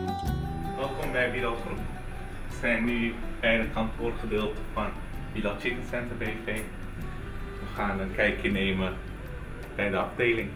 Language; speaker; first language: Dutch; early bilingual, other home language; Turkish